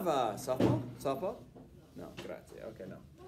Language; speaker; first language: Italian; non-native, fluent; English